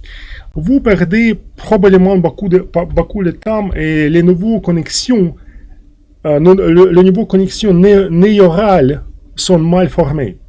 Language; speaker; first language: French; non-native, fluent; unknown